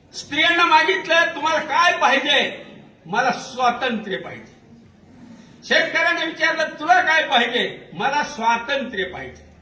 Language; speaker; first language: Marathi; non-native, local second language; Urdu